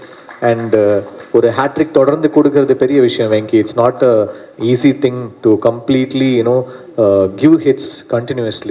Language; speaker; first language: Tamil; native; Tamil